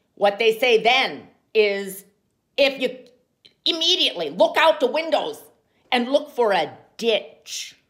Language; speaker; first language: English; native; English